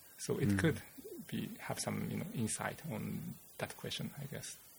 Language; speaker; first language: English; non-native, fluent; Japanese